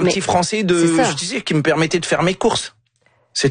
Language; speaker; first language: French; non-native, local second language; Arabic